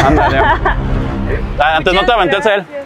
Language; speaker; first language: Spanish; native; Spanish